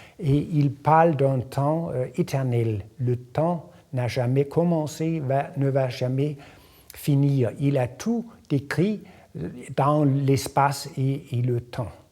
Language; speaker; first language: French; non-native, fluent; Danish